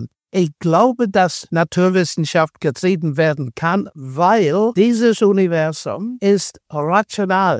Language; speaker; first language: German; non-native, fluent; English